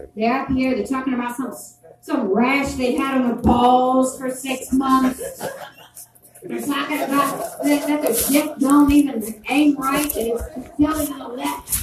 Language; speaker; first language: English; native; English